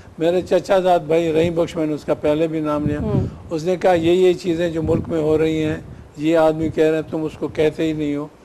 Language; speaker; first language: Urdu; non-native, local second language; Sindhi